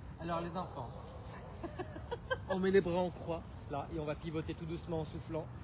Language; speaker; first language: French; native; French